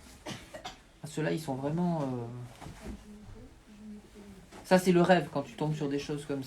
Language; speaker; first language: French; native; French